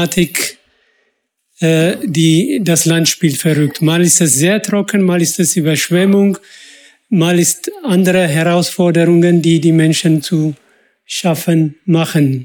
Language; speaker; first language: German; non-native, fluent; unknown